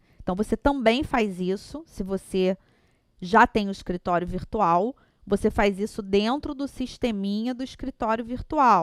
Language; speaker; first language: Portuguese; native; Portuguese